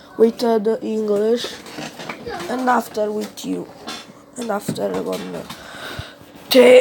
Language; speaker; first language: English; non-native, learner; Italian